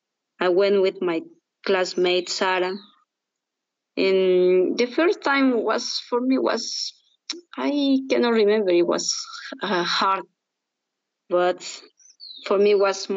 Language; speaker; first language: English; non-native, learner; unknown